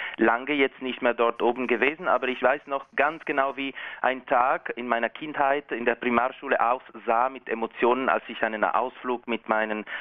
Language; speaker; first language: German; non-native, local second language; Italian